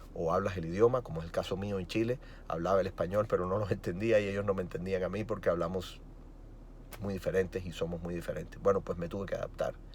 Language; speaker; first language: Spanish; native; Spanish